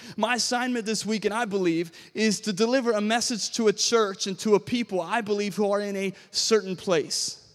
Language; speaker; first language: English; native; English